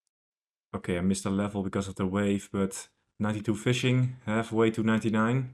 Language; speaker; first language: English; non-native, fluent; Dutch